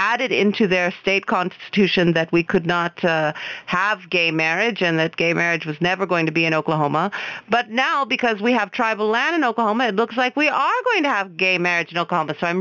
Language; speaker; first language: English; native; English